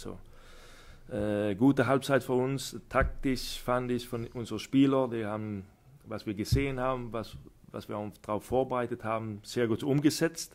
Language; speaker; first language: German; non-native, fluent; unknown